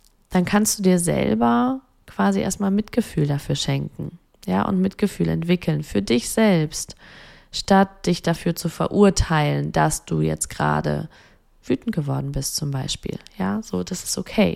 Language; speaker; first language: German; native; German